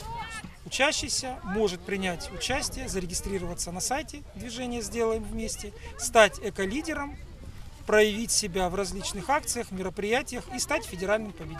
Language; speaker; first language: Russian; native; Russian